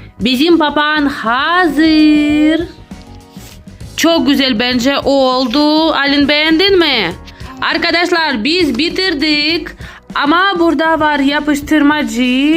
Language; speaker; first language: Turkish; non-native, learner; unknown